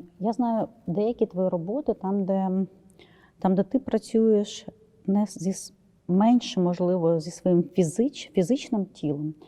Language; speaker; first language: Ukrainian; native; Ukrainian